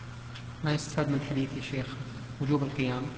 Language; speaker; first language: Arabic; native; Arabic